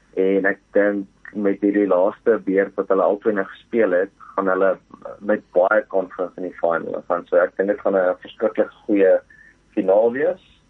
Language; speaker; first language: Afrikaans; native; Afrikaans